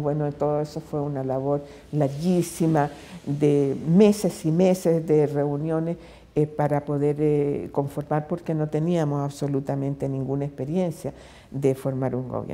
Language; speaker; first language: Spanish; native; Spanish